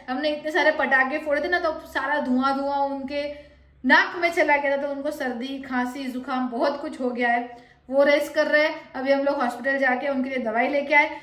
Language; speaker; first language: Hindi; non-native, local second language; Gujarati